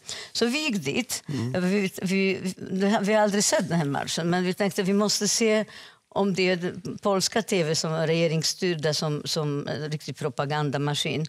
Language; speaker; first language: Swedish; non-native, fluent; Polish